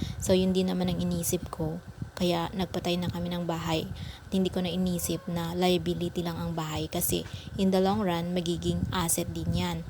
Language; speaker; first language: Filipino; non-native, local second language; Iloko